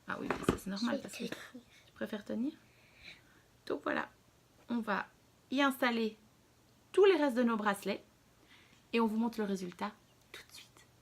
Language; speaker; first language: French; native; French